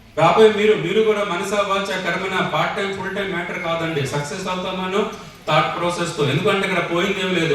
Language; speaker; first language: Telugu; non-native, fluent; Hindi